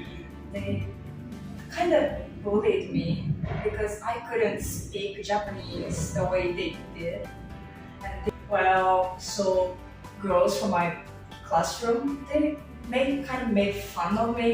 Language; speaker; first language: English; non-native, fluent; Portuguese